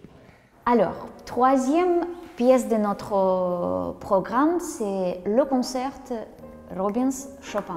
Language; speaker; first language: French; non-native, learner; Russian